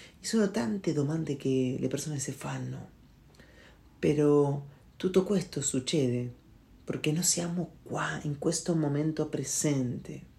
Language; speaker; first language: Italian; non-native, learner; Spanish